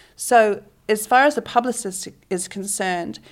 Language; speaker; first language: English; native; English